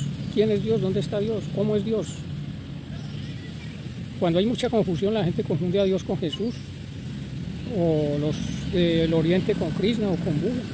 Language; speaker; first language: Spanish; native; Spanish